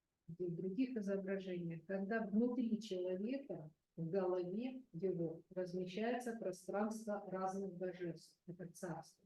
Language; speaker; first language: Russian; native; Russian